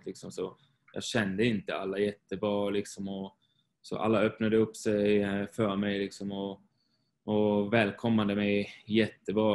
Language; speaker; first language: Swedish; non-native, fluent; Swiss German